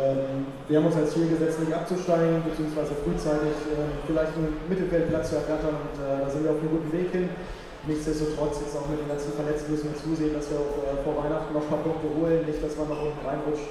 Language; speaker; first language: German; native; German